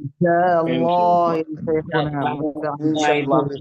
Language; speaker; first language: Arabic; non-native, learner; Bangla